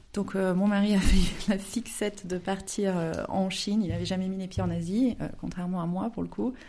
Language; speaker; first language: French; native; French